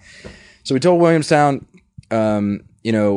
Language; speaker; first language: English; native; English